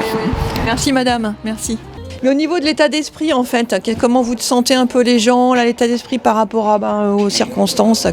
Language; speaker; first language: French; native; French